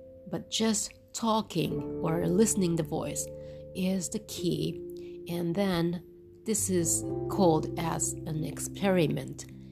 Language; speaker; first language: English; non-native, learner; Japanese